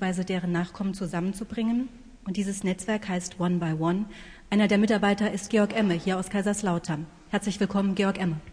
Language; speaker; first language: German; native; German